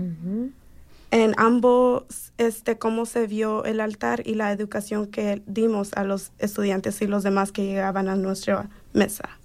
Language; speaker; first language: Spanish; early bilingual, heritage; Spanish